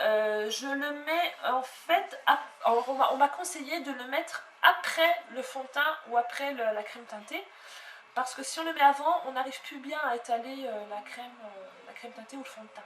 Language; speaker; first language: French; native; French